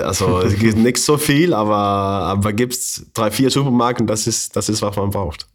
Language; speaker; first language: German; non-native, fluent; Danish